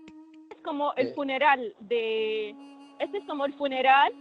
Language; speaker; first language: Spanish; non-native, fluent; Arabic